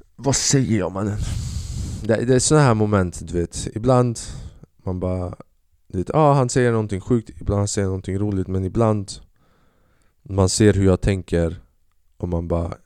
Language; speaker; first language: Swedish; early bilingual, other home language; Albanian